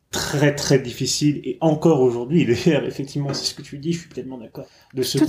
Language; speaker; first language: French; native; French